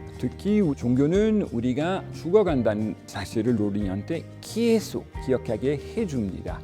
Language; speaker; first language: Korean; non-native, fluent; French